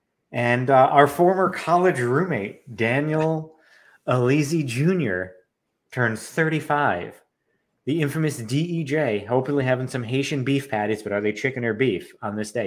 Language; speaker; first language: English; native; English